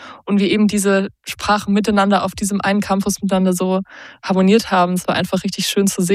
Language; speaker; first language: German; native; German